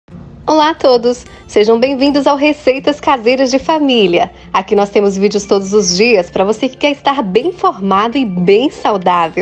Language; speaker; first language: Portuguese; native; Portuguese